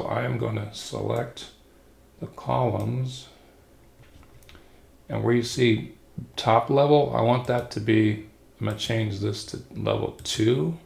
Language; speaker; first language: English; native; English